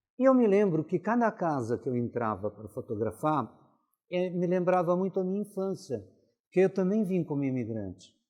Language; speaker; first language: Portuguese; early bilingual, other home language; Italian